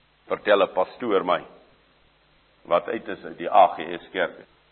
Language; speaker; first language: Afrikaans; native; Afrikaans